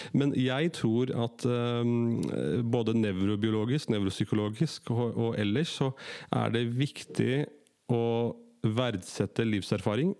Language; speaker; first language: Norwegian; early bilingual, other home language; Urdu